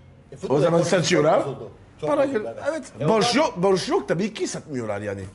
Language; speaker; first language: Turkish; non-native, learner; French